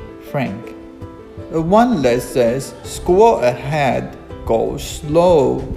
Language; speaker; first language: English; non-native, fluent; Chinese